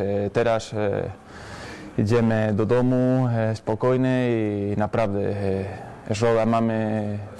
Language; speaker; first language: Polish; non-native, learner; Spanish